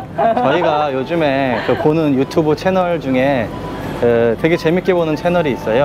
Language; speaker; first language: Korean; native; Korean